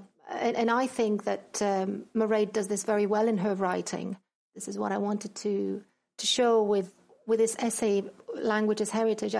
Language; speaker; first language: English; non-native, fluent; Greek